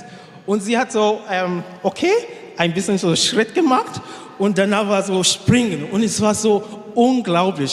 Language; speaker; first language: German; non-native, learner; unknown